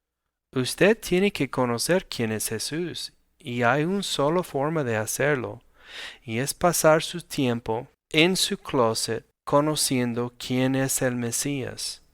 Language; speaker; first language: Spanish; non-native, fluent; English